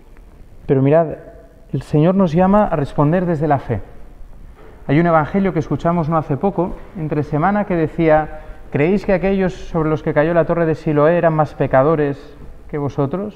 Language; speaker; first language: Spanish; native; Spanish